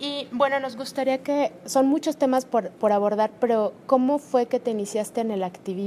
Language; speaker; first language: Spanish; native; Spanish